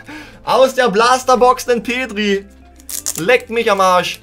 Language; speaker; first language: German; native; German